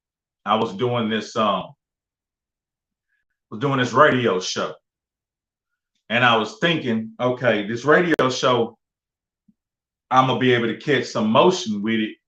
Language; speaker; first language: English; native; English